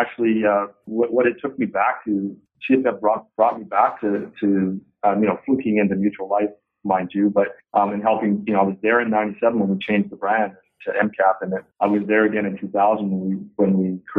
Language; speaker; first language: English; native; English